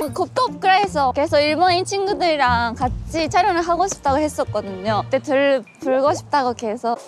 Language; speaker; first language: Korean; non-native, fluent; Japanese